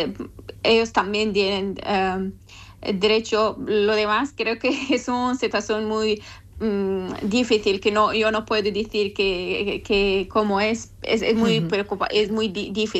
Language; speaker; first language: Spanish; non-native, learner; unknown